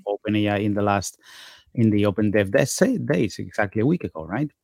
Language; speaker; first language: English; non-native, fluent; Spanish